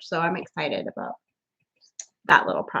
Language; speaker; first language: English; native; English